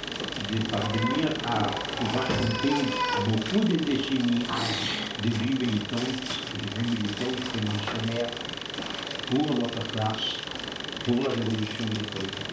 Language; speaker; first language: French; non-native, fluent; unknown